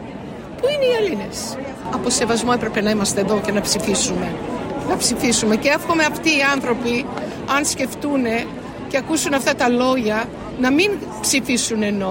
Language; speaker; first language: Greek; early bilingual, heritage; Greek